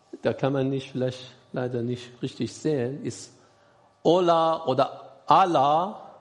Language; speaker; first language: German; non-native, learner; Persian